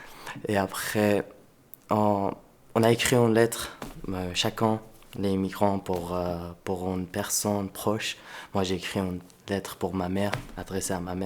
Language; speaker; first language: French; non-native, fluent; Persian